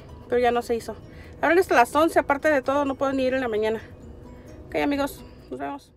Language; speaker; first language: Spanish; native; Spanish